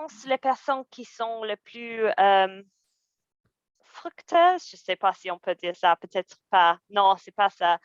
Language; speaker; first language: French; non-native, fluent; English